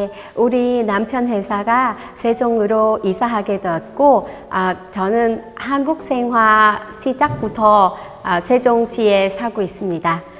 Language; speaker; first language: Korean; non-native, learner; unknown